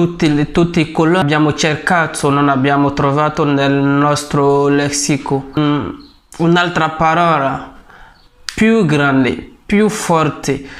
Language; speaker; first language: Italian; non-native, fluent; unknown